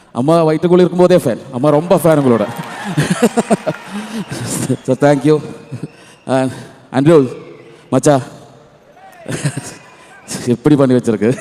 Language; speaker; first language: Tamil; non-native, learner; Malayalam